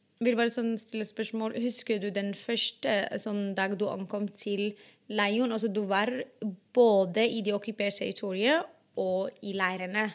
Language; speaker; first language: Norwegian; non-native, fluent; Arabic